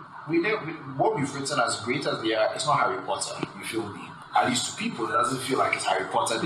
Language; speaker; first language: English; non-native, local second language; Akan